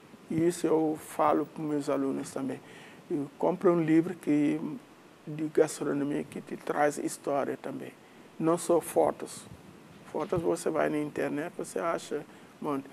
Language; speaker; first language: Portuguese; non-native, fluent; Wolof